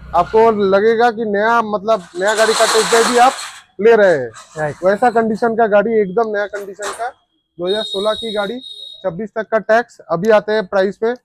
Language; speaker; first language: Hindi; non-native, local second language; Bangla